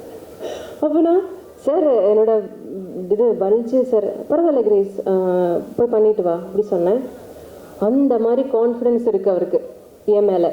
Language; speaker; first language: Tamil; non-native, learner; Malayalam